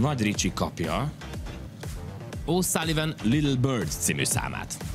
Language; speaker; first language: Hungarian; native; Hungarian